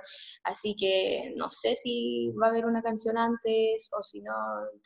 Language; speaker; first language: Spanish; early bilingual, heritage; Spanish